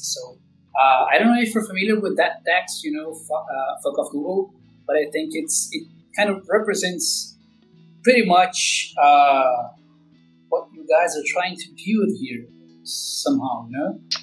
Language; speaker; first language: English; non-native, fluent; Portuguese